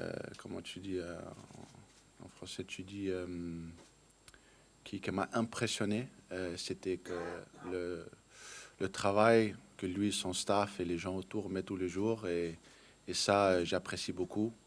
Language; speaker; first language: French; non-native, fluent; Danish